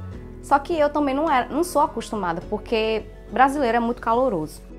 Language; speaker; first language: Portuguese; early bilingual, other home language; Chinese